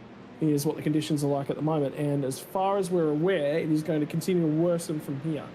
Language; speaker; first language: English; native; English